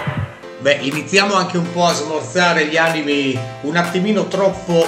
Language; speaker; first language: Italian; native; Italian